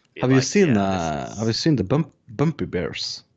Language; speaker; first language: English; non-native, fluent; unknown